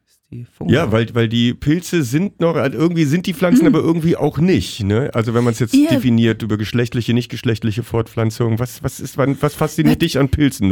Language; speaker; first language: German; native; German